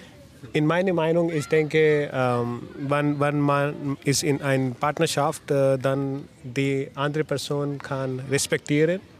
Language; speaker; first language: German; non-native, learner; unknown